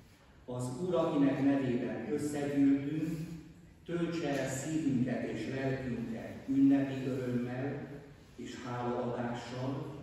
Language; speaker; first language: Hungarian; native; Hungarian